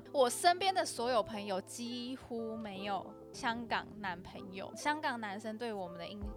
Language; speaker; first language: Chinese; native; Chinese